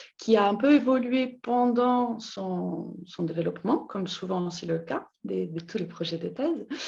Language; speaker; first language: French; non-native, fluent; Italian